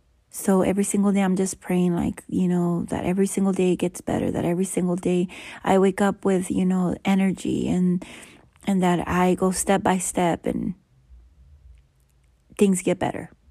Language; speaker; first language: English; early bilingual, other home language; Spanish